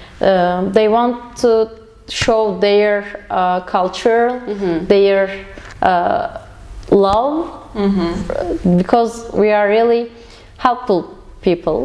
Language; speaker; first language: English; non-native, learner; Turkish